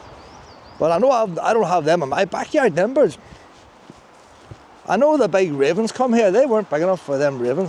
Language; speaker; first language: English; native; English